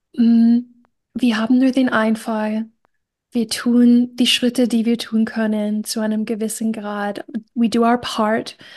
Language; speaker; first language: German; non-native, fluent; English